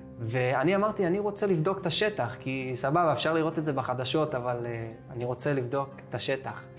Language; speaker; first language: Hebrew; native; Hebrew